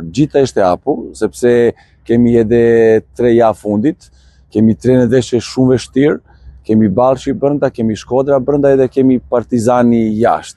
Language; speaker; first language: Albanian; non-native, learner; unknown